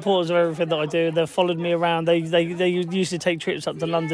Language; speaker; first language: English; native; English